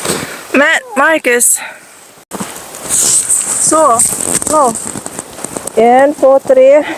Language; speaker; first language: Swedish; non-native, learner; Filipino